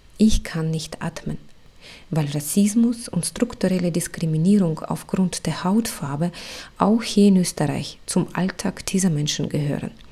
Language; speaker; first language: German; non-native, fluent; Russian